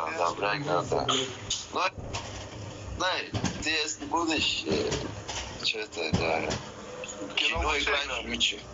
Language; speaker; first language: Russian; non-native, learner; Persian